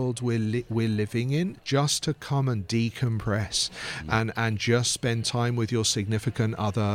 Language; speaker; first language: English; native; English